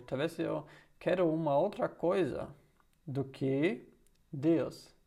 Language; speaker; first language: Portuguese; non-native, learner; German